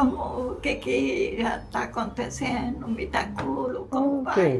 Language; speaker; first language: Portuguese; early bilingual, other home language; Finnish